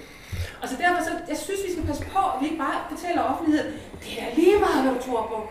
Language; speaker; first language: Danish; native; Danish